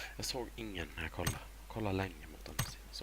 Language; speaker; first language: Swedish; native; Swedish